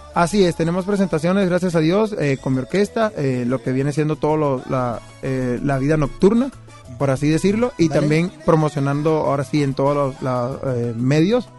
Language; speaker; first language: Spanish; native; Spanish